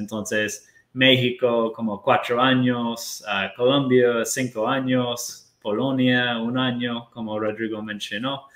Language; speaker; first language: Spanish; non-native, fluent; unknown